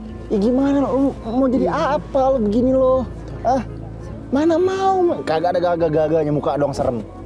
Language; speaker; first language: Indonesian; native; Indonesian